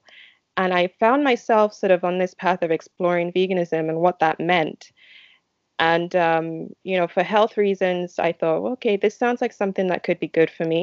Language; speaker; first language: English; non-native, local second language; Yoruba